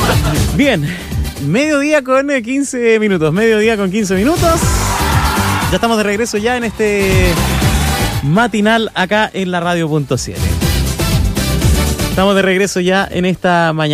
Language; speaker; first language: Spanish; native; Spanish